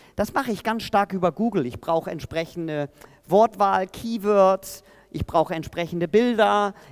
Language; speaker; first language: German; native; German